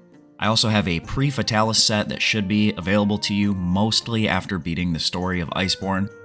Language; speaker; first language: English; native; English